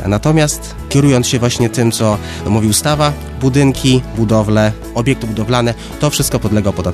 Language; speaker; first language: Polish; native; Polish